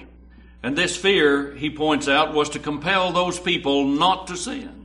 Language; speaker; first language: English; native; English